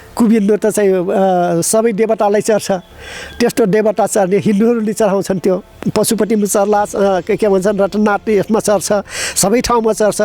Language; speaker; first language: Nepali; non-native, local second language; Dangaura Tharu